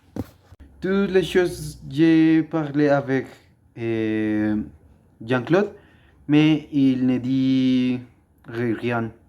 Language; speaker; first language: French; non-native, learner; Spanish